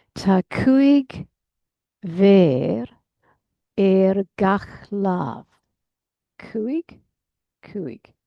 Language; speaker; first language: Irish; non-native, learner; English